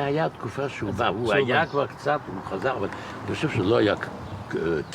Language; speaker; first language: Hebrew; non-native, fluent; German